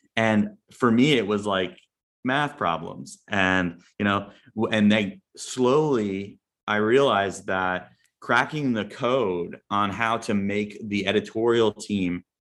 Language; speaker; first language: English; native; English